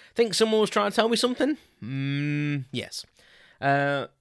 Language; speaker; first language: English; native; English